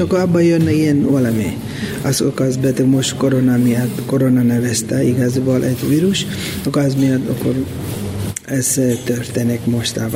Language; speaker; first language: Hungarian; non-native, learner; Tibetan